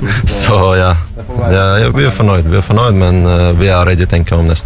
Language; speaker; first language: Norwegian; non-native, learner; Russian